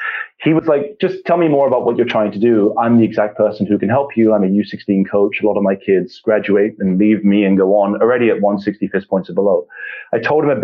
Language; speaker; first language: English; native; English